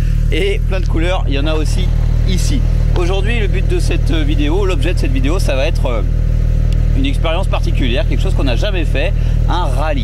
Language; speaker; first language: French; native; French